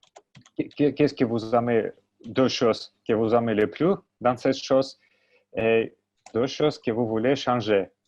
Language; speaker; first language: French; non-native, learner; Russian